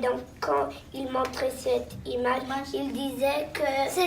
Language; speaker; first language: French; non-native, local second language; English